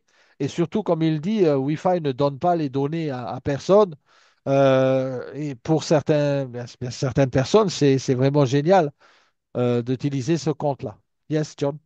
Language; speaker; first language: French; native; French